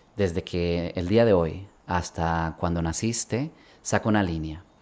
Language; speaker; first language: Spanish; early bilingual, other home language; Swedish